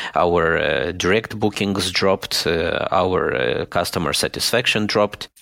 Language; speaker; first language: English; non-native, fluent; Romanian